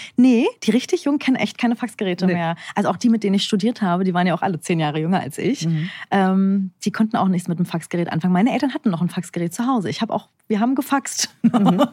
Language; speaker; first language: German; early bilingual, other home language; Turkish